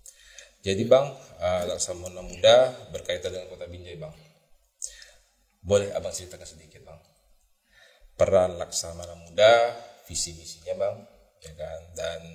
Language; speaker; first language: Indonesian; native; Indonesian